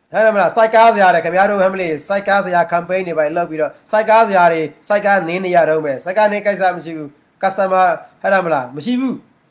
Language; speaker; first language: Burmese; non-native, local second language; Mon